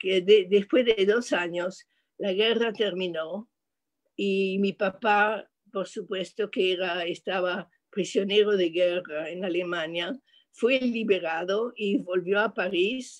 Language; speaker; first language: Spanish; non-native, fluent; French